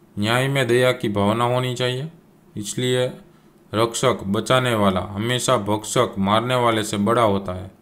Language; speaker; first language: Hindi; non-native, local second language; Gujarati